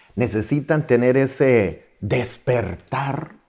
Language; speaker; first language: Spanish; native; Spanish